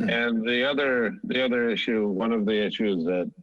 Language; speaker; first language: English; native; English